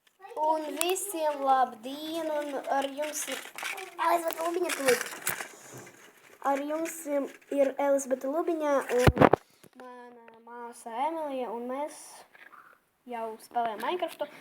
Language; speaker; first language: Latvian; non-native, local second language; Russian